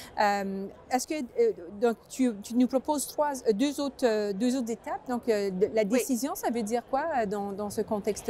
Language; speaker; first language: French; native; French